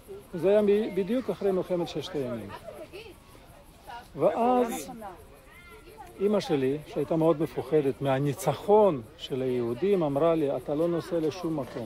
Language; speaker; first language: Hebrew; non-native, fluent; Russian